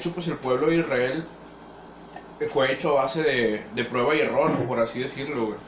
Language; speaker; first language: Spanish; native; Spanish